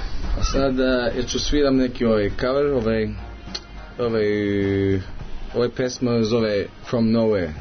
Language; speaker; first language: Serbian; early bilingual, heritage; Serbian